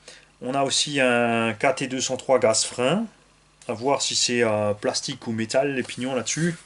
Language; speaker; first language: French; native; French